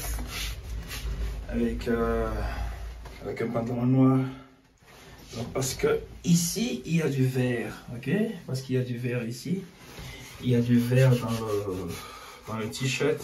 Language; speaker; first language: French; non-native, local second language; Ewe